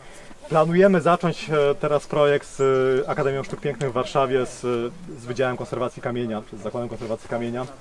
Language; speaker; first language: Polish; native; Polish